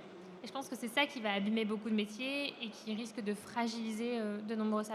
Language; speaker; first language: French; native; French